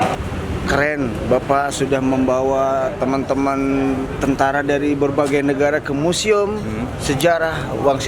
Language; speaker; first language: Indonesian; native; Indonesian